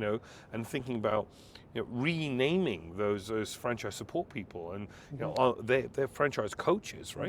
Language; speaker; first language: English; native; English